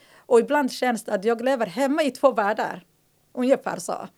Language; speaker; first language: Swedish; non-native, fluent; Somali